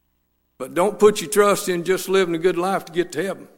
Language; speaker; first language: English; native; English